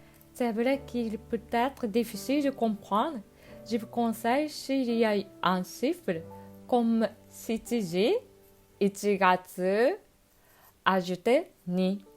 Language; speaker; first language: French; non-native, fluent; Japanese